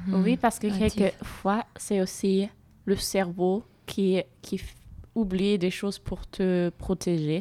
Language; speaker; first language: French; non-native, learner; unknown